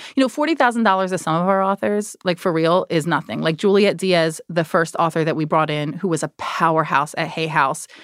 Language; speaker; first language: English; native; English